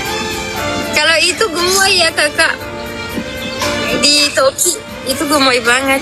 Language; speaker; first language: Indonesian; native; Indonesian